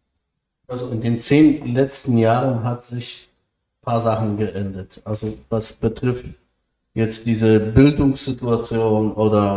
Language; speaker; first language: German; non-native, fluent; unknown